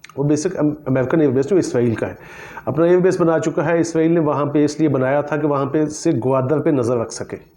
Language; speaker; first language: Urdu; non-native, local second language; Punjabi